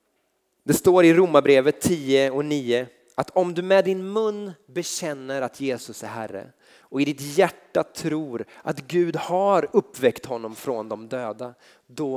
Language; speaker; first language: Swedish; native; Swedish